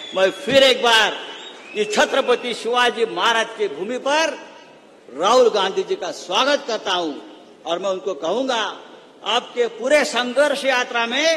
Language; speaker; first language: Hindi; non-native, local second language; Marathi